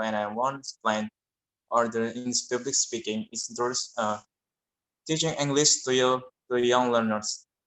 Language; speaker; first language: English; non-native, learner; Indonesian